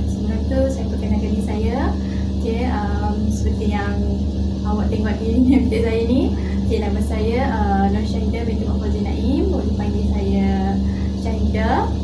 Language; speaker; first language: Malay; native; Malay